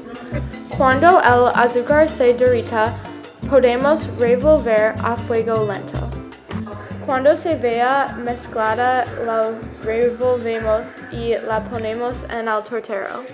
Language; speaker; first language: Spanish; non-native, learner; English